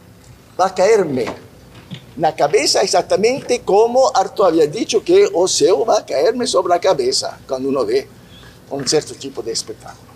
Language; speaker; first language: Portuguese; non-native, learner; Italian